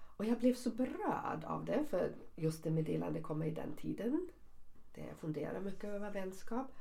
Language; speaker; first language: Swedish; early bilingual, other home language; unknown